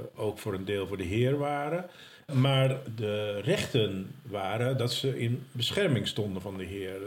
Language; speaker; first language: Dutch; native; Dutch